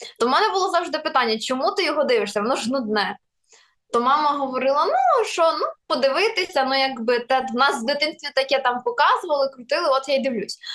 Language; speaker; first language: Ukrainian; non-native, local second language; Russian